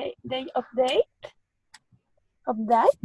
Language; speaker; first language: English; non-native, learner; Spanish